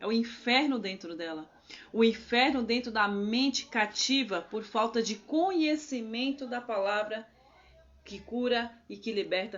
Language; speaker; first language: Portuguese; native; Portuguese